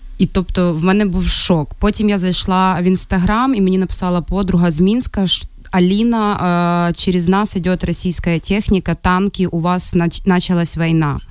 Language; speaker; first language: Ukrainian; non-native, local second language; Russian